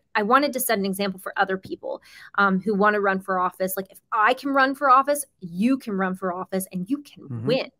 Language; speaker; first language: English; native; English